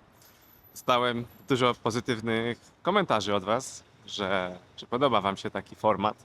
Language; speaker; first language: Polish; native; Polish